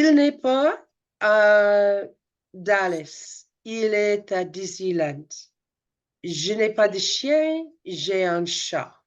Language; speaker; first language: French; non-native, fluent; English